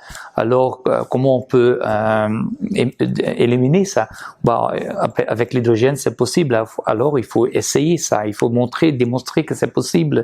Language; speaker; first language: French; non-native, fluent; Dutch